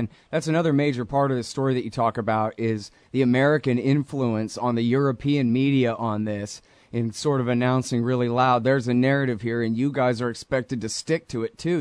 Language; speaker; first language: English; native; English